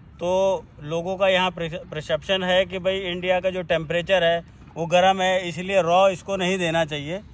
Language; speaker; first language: Hindi; native; Hindi